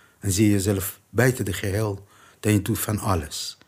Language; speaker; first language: Dutch; non-native, learner; Persian